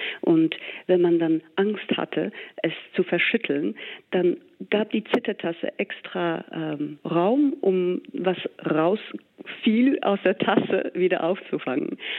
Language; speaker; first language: German; non-native, fluent; English